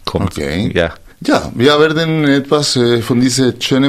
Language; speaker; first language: German; non-native, fluent; Spanish